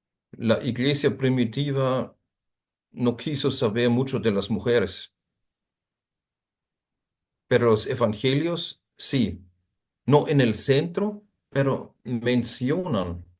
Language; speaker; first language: Spanish; non-native, fluent; German